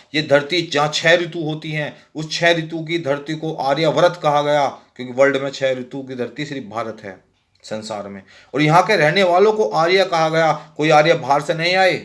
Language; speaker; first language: Hindi; native; Hindi